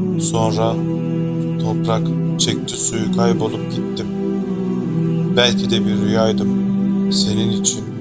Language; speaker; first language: Turkish; native; Turkish